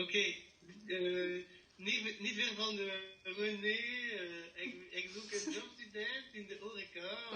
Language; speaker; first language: Dutch; non-native, learner; French